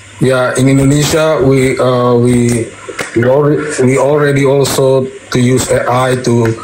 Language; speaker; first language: English; non-native, learner; Indonesian